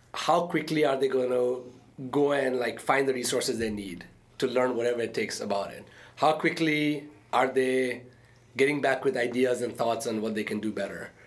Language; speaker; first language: English; early bilingual, other home language; Arabic